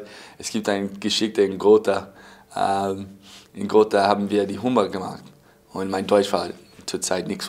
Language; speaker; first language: German; non-native, fluent; English